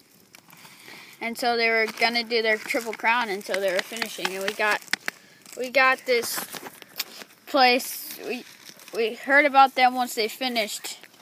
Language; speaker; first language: English; native; English